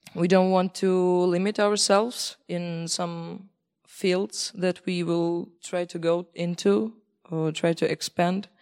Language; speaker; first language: English; non-native, fluent; Belarusian